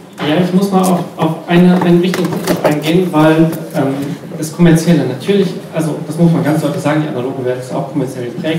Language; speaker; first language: German; native; German